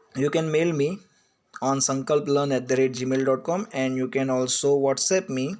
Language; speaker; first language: English; non-native, local second language; Gujarati